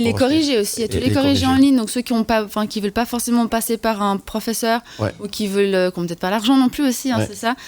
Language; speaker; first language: French; native; French